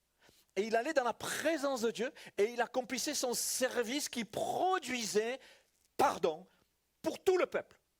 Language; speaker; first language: French; native; French